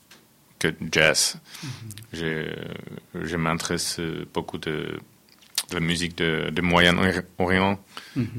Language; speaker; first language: French; non-native, fluent; Finnish